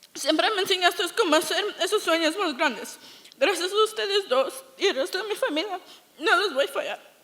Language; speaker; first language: Spanish; early bilingual, heritage; Spanish